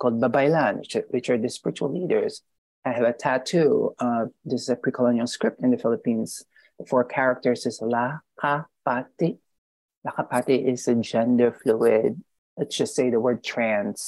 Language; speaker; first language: English; non-native, local second language; Filipino